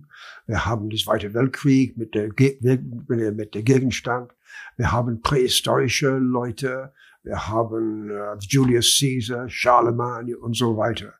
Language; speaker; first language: German; non-native, learner; English